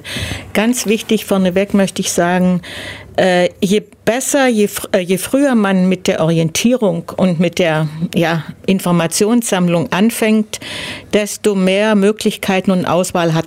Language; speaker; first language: German; native; German